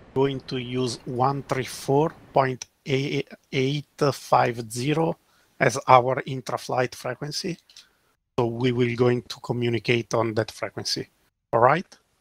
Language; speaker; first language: English; non-native, fluent; Italian